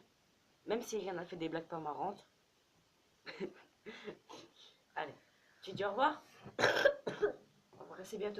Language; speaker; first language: French; native; French